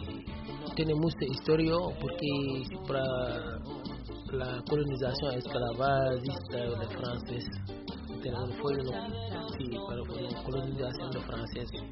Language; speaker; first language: Spanish; non-native, learner; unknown